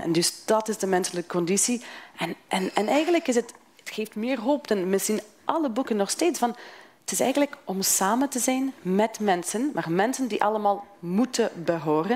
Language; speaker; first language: Dutch; non-native, fluent; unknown